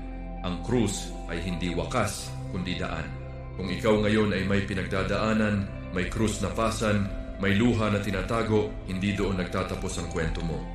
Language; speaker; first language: Filipino; native; Filipino